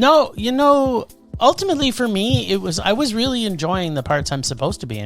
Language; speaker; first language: English; native; English